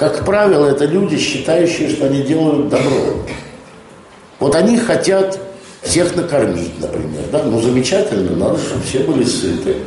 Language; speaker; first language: Russian; native; Russian